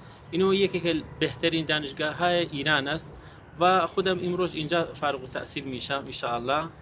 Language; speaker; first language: Persian; non-native, learner; Kurdish